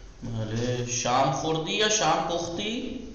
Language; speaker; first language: Persian; non-native, fluent; Urdu